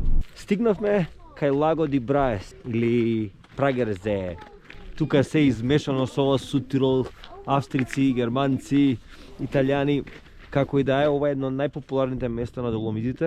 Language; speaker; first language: Macedonian; native; Macedonian